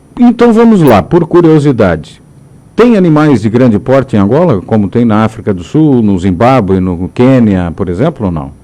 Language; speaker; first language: Portuguese; native; Portuguese